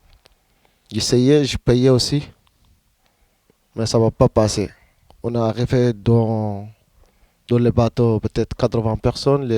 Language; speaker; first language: French; non-native, learner; Arabic